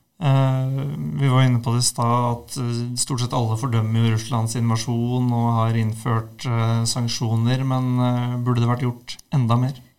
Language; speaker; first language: Norwegian; native; Norwegian